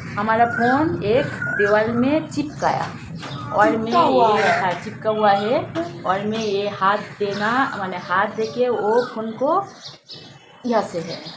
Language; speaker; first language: Hindi; non-native, local second language; Bangla